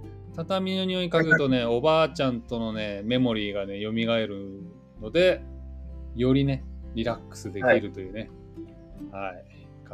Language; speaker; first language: Japanese; native; Japanese